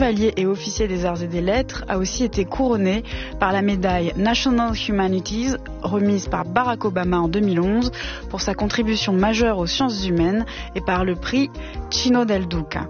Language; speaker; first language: French; native; French